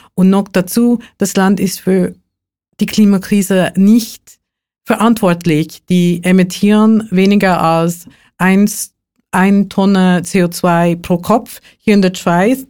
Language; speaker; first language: German; non-native, fluent; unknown